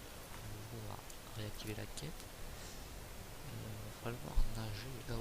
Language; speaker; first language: French; native; French